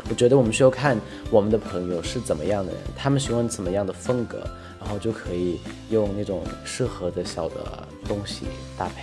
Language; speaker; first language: Chinese; non-native, fluent; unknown